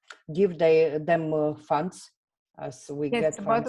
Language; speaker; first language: English; non-native, fluent; Romanian